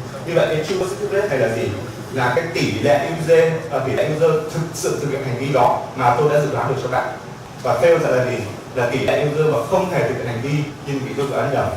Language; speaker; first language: Vietnamese; native; Vietnamese